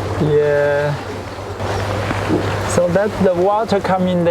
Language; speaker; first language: English; non-native, learner; Chinese